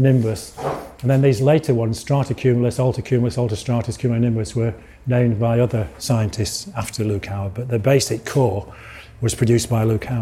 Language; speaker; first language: English; native; English